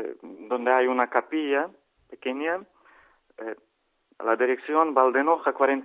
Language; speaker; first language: Spanish; non-native, learner; Ukrainian